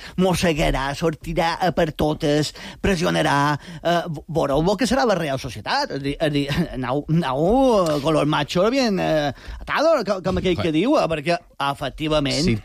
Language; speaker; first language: Catalan; native; Catalan